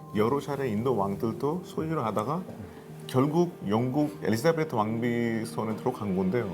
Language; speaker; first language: Korean; non-native, fluent; Hindi